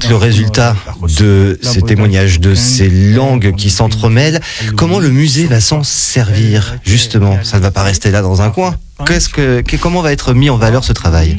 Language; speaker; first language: French; native; French